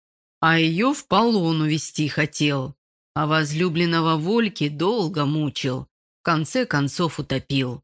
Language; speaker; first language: Russian; native; Russian